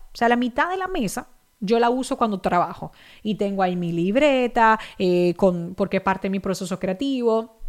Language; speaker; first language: Spanish; native; Spanish